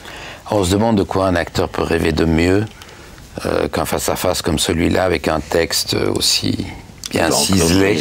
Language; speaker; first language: French; native; French